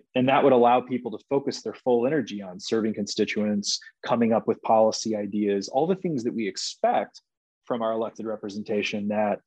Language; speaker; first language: English; native; English